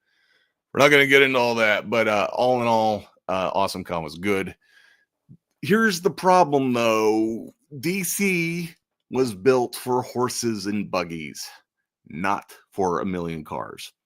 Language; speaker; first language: English; native; English